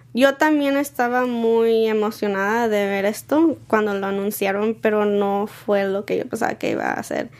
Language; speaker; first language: Spanish; early bilingual, heritage; Spanish